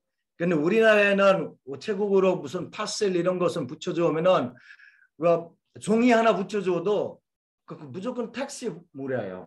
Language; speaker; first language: Korean; non-native, fluent; Bangla